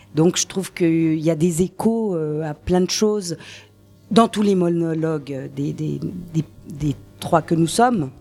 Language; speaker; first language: French; native; French